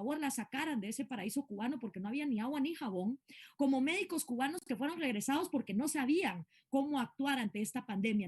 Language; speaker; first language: Spanish; native; Spanish